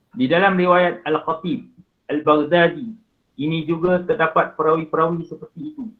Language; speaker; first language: Malay; native; Malay